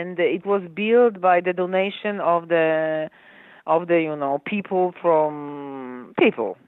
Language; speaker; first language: English; non-native, fluent; Polish